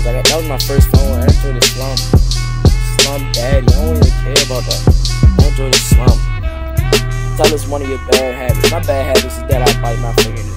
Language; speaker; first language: English; native; English